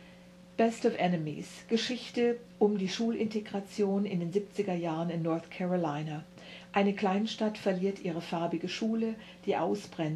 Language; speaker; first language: German; native; German